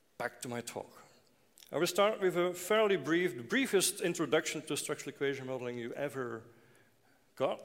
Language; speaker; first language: English; non-native, fluent; Dutch